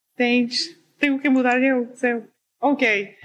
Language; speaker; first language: Portuguese; non-native, learner; Spanish